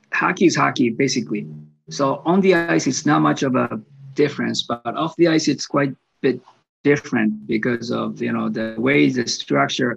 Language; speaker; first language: English; non-native, fluent; Japanese